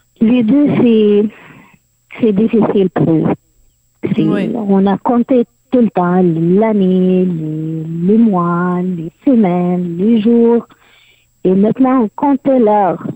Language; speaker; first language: French; non-native, learner; Arabic